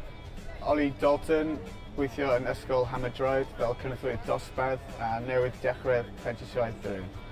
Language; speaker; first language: Welsh; non-native, local second language; English